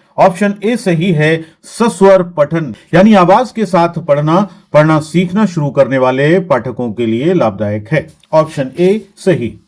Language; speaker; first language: Hindi; native; Hindi